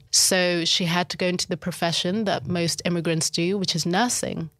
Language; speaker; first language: English; early bilingual, other home language; Shona